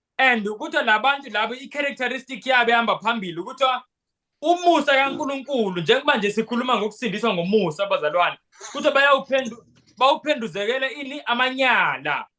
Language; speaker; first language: Zulu; non-native, local second language; Xhosa